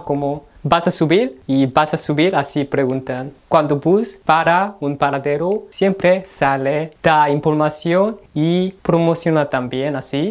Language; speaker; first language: Spanish; non-native, learner; Korean